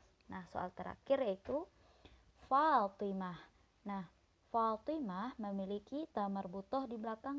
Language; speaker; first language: Indonesian; native; Indonesian